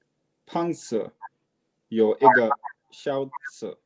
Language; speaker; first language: Chinese; non-native, learner; English